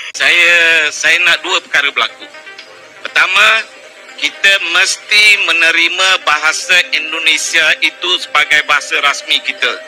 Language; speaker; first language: Malay; native; Malay